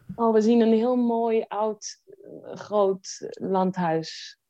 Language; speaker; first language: Dutch; native; Dutch